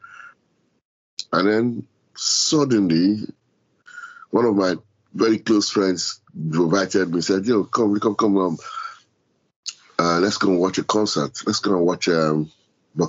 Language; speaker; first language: English; non-native, local second language; Yoruba